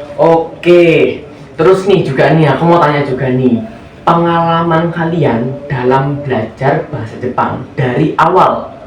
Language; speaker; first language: Indonesian; native; Indonesian